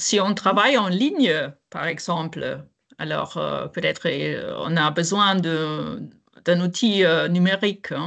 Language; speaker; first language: French; non-native, fluent; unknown